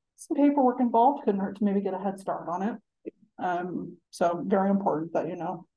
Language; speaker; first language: English; native; English